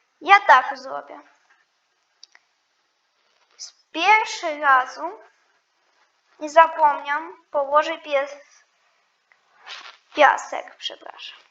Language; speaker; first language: Polish; non-native, learner; Ukrainian